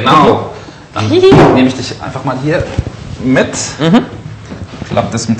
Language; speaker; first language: German; native; German